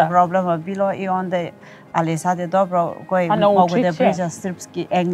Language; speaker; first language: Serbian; non-native, learner; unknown